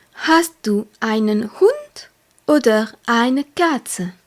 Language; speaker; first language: German; non-native, fluent; French